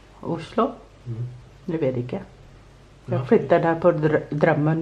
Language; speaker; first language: Swedish; non-native, learner; Thai